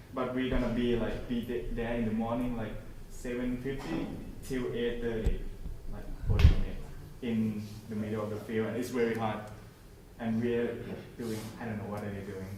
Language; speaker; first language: English; non-native, learner; Thai